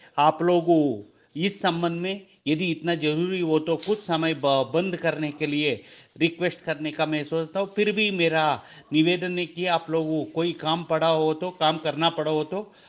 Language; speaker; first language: Hindi; non-native, local second language; Kannada